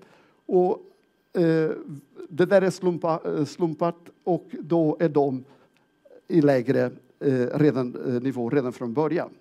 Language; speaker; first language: Swedish; non-native, fluent; Portuguese